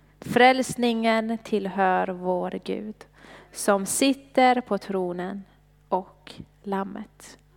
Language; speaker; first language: Swedish; non-native, fluent; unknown